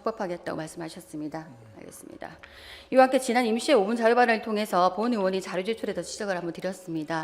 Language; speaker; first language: Korean; native; Korean